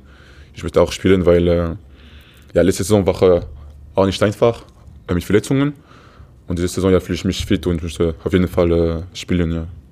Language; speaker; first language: German; non-native, fluent; Portuguese